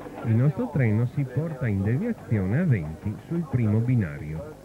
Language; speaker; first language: Italian; native; Italian